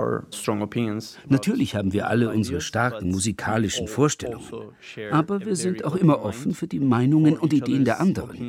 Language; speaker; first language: German; non-native, fluent; Turkish